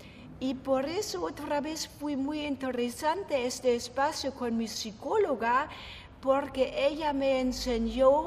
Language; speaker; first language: Spanish; non-native, fluent; German